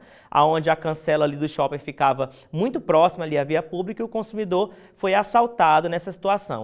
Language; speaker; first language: Portuguese; native; Portuguese